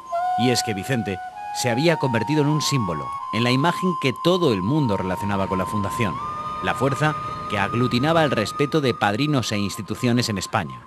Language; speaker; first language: Spanish; native; Spanish